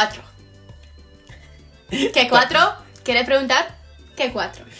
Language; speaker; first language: Spanish; non-native, fluent; Ukrainian